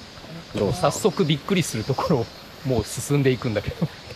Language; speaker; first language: Japanese; native; Japanese